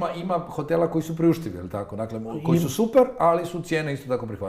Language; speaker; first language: Croatian; native; Croatian